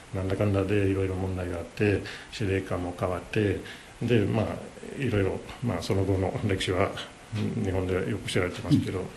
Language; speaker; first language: Japanese; non-native, fluent; English